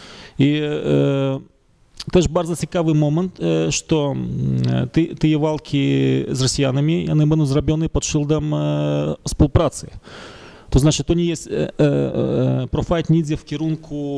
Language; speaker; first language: Polish; non-native, fluent; Russian